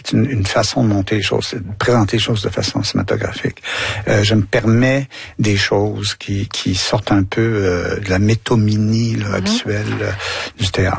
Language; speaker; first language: French; native; French